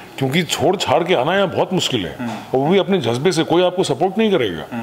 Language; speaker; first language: Hindi; native; Hindi